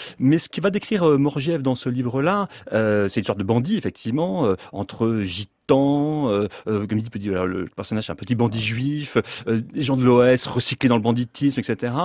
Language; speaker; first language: French; native; French